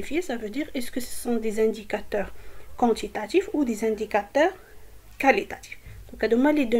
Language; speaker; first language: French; non-native, local second language; Arabic